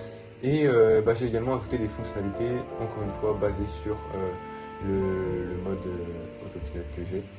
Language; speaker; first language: French; native; French